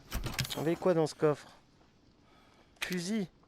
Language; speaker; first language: French; native; French